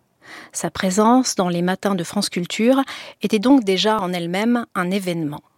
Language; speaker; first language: French; native; French